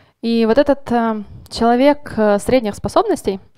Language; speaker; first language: Russian; native; Russian